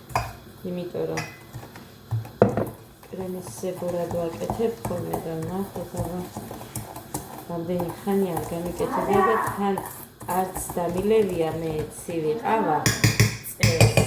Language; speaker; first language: Georgian; native; Georgian